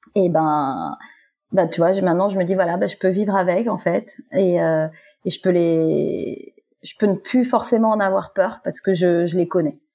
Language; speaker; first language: French; native; French